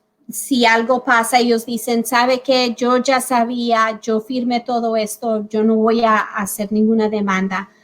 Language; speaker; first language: Spanish; early bilingual, heritage; Spanish